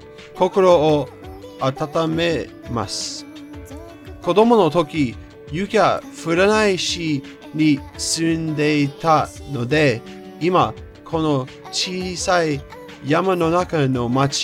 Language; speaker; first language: Japanese; non-native, learner; English